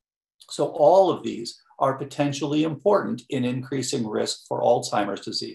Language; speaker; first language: English; native; English